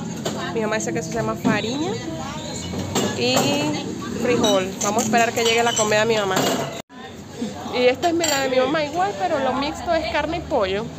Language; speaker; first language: Spanish; native; Spanish